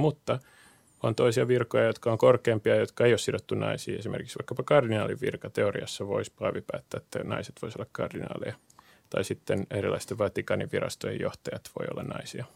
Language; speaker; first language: Finnish; native; Finnish